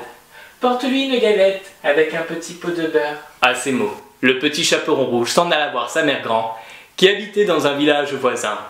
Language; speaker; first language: French; native; French